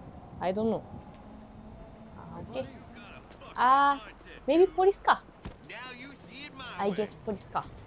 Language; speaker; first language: English; non-native, learner; Japanese